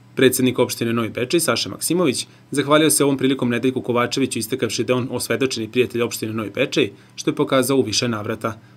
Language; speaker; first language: Serbian; native; Serbian